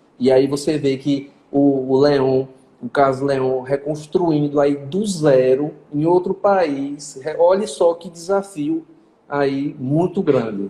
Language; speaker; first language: Portuguese; native; Portuguese